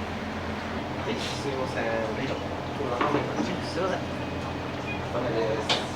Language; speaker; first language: Japanese; native; Japanese